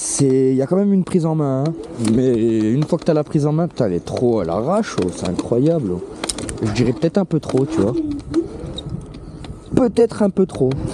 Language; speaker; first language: French; native; French